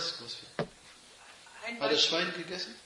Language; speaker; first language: German; non-native, fluent; Arabic